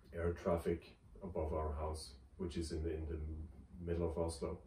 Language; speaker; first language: English; non-native, fluent; Norwegian